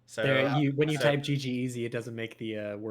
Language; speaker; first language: English; native; English